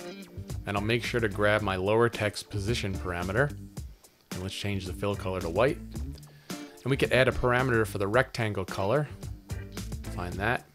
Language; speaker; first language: English; native; English